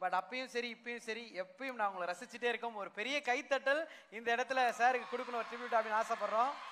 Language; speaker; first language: Tamil; native; Tamil